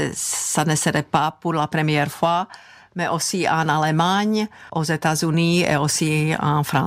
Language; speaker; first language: French; non-native, fluent; Czech